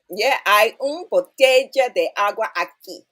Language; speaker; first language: Spanish; non-native, learner; English